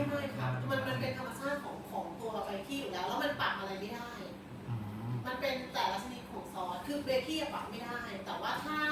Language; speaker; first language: Thai; native; Thai